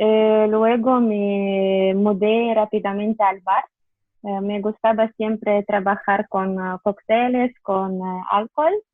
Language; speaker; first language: Spanish; non-native, fluent; Russian